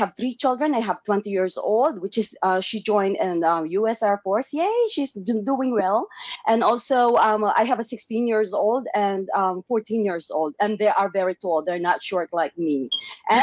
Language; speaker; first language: English; non-native, local second language; Hiligaynon